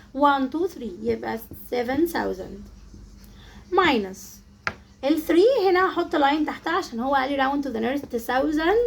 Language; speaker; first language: Arabic; native; Arabic